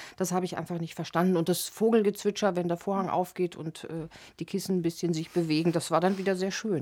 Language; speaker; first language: German; native; German